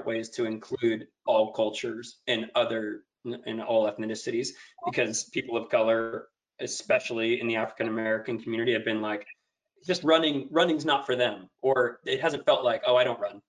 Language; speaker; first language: English; native; English